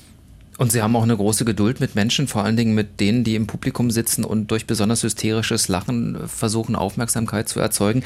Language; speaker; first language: German; native; German